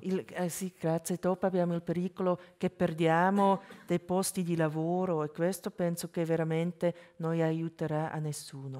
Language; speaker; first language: Italian; non-native, local second language; German